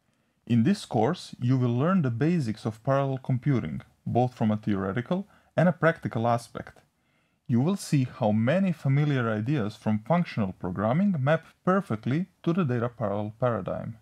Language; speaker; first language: English; non-native, fluent; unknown